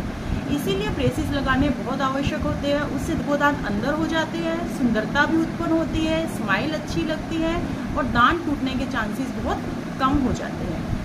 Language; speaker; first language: Hindi; native; Hindi